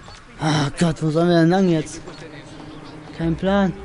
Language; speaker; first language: German; native; German